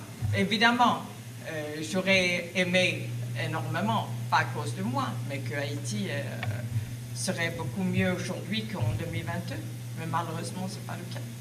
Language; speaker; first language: French; non-native, fluent; Swedish